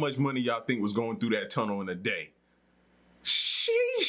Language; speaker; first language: English; native; English